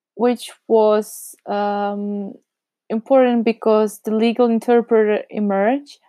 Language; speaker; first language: English; non-native, fluent; Czech